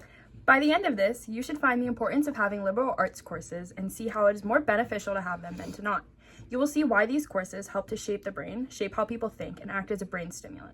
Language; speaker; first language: English; native; English